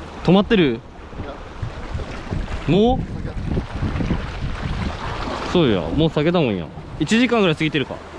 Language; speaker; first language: Japanese; native; Japanese